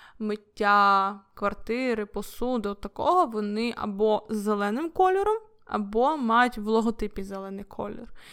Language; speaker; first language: Ukrainian; non-native, local second language; Russian